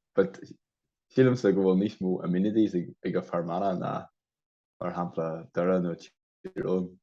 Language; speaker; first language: Irish; non-native, local second language; English